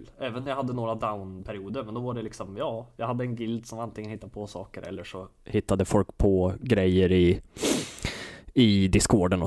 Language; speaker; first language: Swedish; native; Swedish